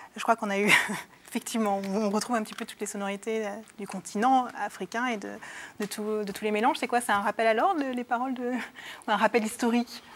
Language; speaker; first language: French; native; French